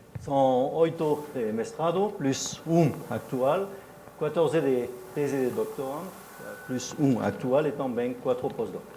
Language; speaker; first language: Portuguese; non-native, fluent; French